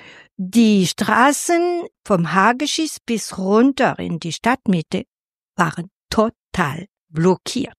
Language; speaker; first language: German; non-native, fluent; French